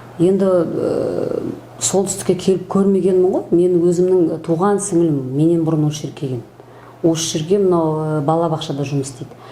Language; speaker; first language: Kazakh; native; Kazakh